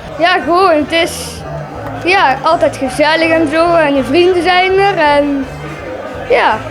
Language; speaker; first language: Dutch; native; Dutch